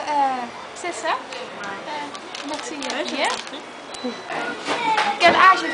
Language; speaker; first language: French; non-native, learner; Dutch